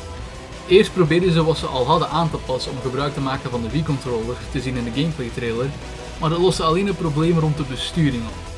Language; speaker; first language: Dutch; native; Dutch